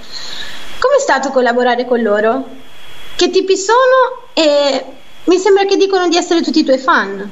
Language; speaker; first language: Italian; native; Italian